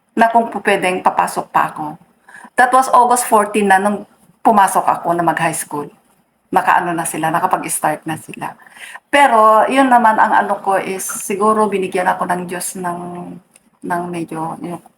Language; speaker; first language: Filipino; non-native, local second language; Iloko